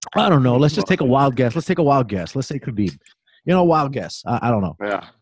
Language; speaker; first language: English; native; English